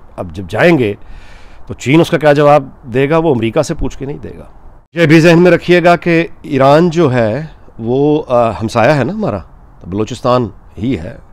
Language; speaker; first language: Urdu; native; Urdu